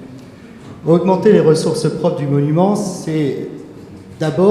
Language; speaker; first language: French; native; French